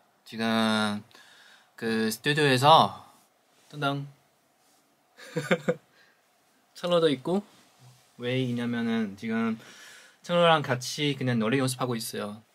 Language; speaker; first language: Korean; non-native, fluent; Chinese